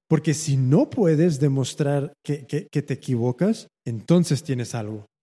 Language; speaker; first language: Spanish; early bilingual, heritage; Spanish